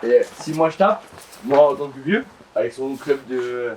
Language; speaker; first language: French; native; French